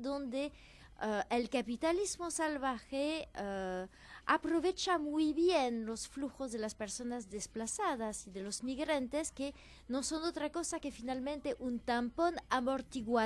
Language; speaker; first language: Spanish; non-native, fluent; French